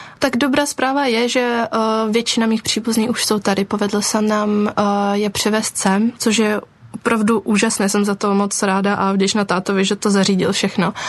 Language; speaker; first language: Czech; early bilingual, other home language; Ukrainian